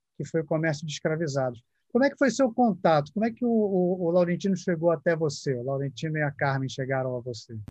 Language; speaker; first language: Portuguese; native; Portuguese